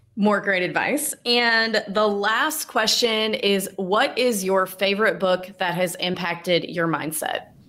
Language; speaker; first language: English; native; English